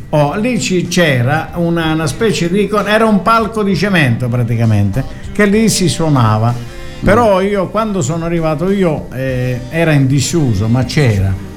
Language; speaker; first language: Italian; native; Italian